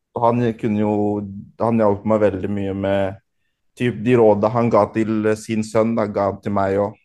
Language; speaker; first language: Norwegian; early bilingual, other home language; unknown